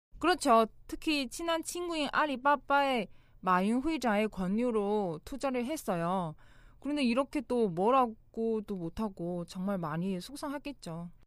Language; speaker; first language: Korean; non-native, fluent; Chinese